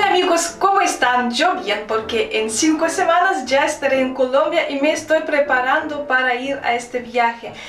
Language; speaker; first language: Spanish; non-native, fluent; Russian